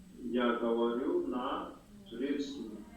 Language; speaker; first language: Russian; non-native, learner; Kazakh